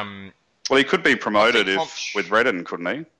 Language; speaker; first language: English; native; English